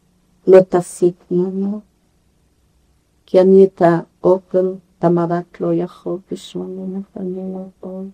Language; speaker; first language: Hebrew; non-native, fluent; Yiddish